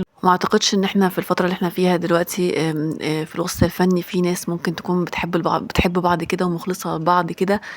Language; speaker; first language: Arabic; native; Arabic